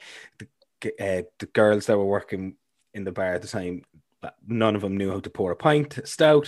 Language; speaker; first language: English; native; English